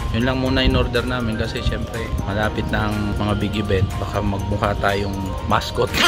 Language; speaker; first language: Filipino; native; Filipino